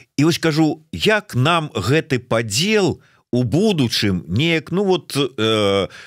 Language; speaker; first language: Belarusian; non-native, local second language; Russian